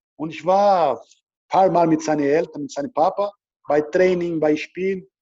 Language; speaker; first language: German; non-native, learner; Portuguese